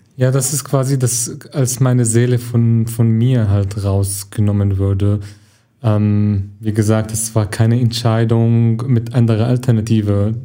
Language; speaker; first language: German; non-native, fluent; Arabic